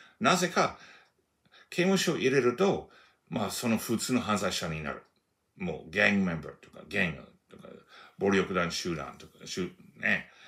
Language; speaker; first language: Japanese; non-native, fluent; English